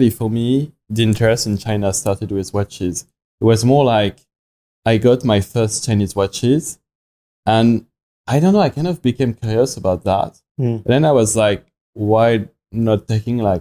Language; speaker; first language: English; non-native, fluent; French